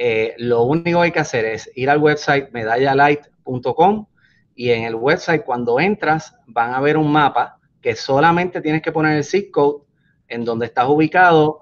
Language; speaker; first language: Spanish; native; Spanish